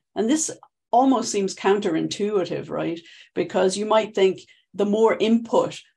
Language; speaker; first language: English; native; English